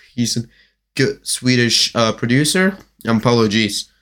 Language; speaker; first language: English; non-native, learner; German